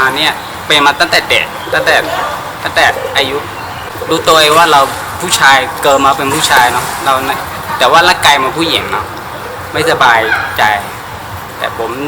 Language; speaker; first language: Thai; non-native, fluent; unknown